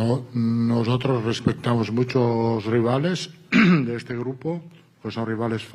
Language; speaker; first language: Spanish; non-native, fluent; Italian